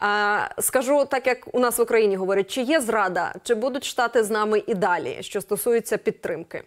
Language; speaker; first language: Ukrainian; native; Ukrainian